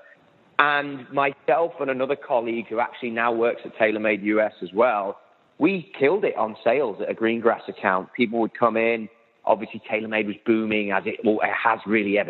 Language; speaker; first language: English; native; English